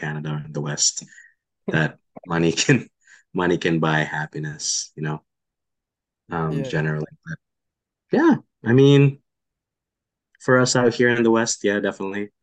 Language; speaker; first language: English; non-native, local second language; Filipino